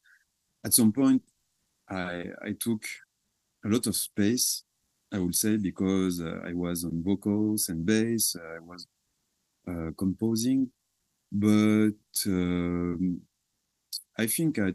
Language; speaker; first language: English; non-native, fluent; French